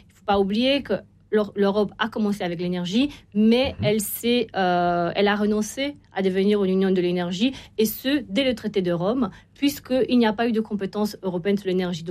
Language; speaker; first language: French; non-native, fluent; Romanian